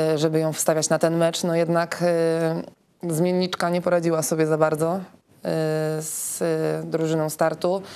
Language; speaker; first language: Polish; native; Polish